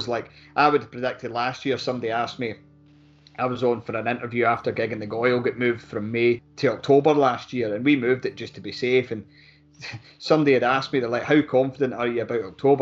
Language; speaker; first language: English; native; English